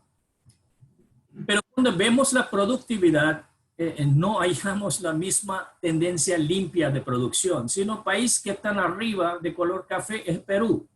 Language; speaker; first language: Spanish; non-native, fluent; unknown